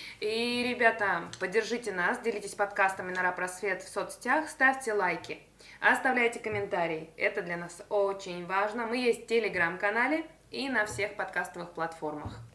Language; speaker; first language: Russian; native; Russian